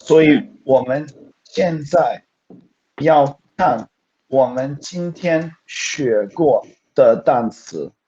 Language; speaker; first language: Chinese; non-native, fluent; Swedish